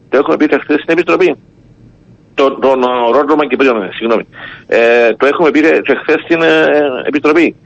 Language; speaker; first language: Greek; native; Greek